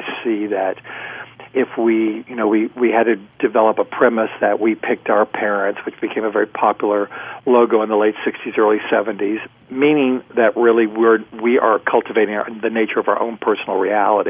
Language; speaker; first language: English; native; English